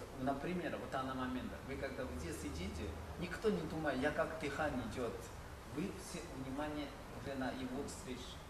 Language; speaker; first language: Russian; non-native, learner; Chinese